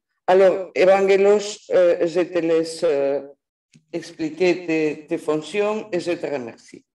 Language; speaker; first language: French; non-native, fluent; Spanish